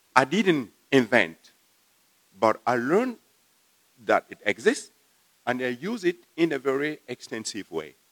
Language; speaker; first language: English; non-native, fluent; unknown